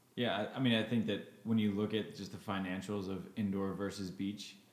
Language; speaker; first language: English; native; English